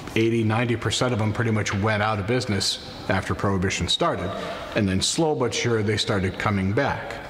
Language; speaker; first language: English; native; English